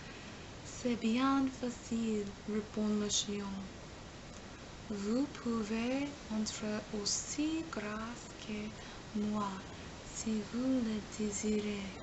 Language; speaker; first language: French; non-native, learner; English